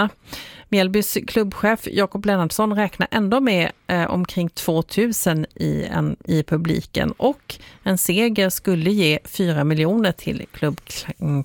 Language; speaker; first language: Swedish; native; Swedish